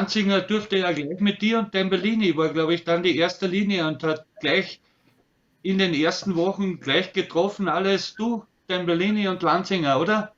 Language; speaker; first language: German; native; German